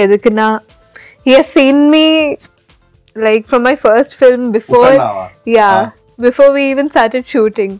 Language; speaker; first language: Tamil; non-native, learner; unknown